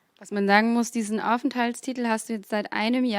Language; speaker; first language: German; native; German